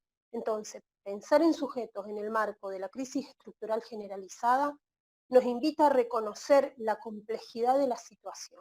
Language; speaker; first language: Spanish; native; Spanish